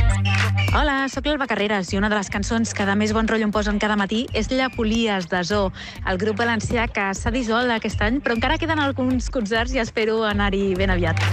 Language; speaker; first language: Catalan; native; Catalan